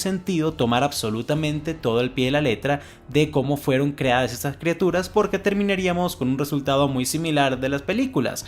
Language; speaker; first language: Spanish; native; Spanish